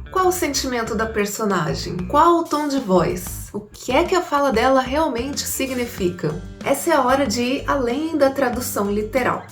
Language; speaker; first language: Portuguese; native; Portuguese